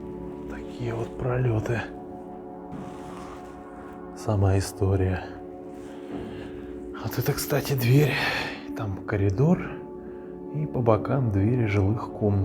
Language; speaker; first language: Russian; native; Russian